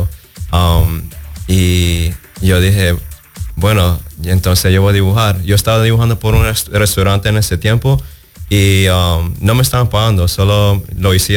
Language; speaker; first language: Spanish; early bilingual, heritage; Spanish